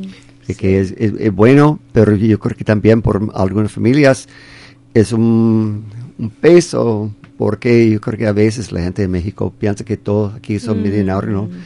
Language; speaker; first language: Spanish; non-native, fluent; English